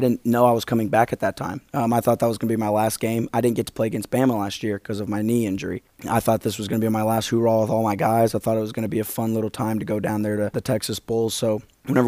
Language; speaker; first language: English; native; English